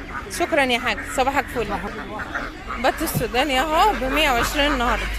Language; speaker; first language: Arabic; native; Arabic